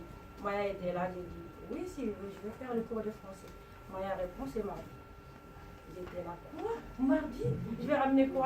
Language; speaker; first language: French; non-native, learner; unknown